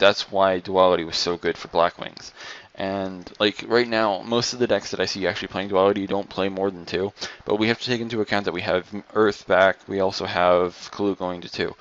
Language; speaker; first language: English; native; English